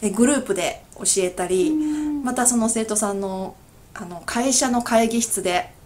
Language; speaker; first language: Japanese; native; Japanese